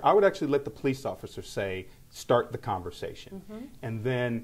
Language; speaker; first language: English; native; English